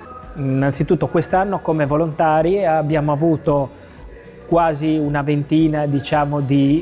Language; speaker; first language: Italian; native; Italian